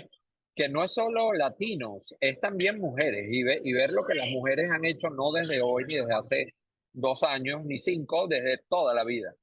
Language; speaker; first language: Spanish; native; Spanish